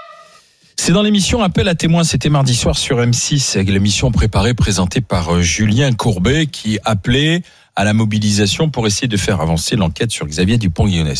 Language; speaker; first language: French; native; French